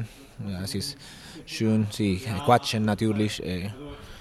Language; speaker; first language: German; non-native, learner; Spanish